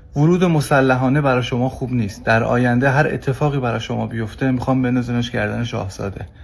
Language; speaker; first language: Persian; non-native, local second language; Kurdish